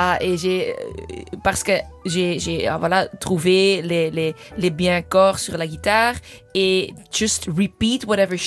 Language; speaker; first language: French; non-native, learner; English